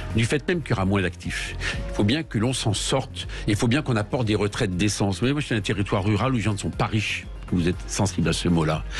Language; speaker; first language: French; native; French